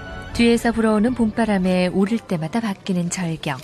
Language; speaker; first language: Korean; native; Korean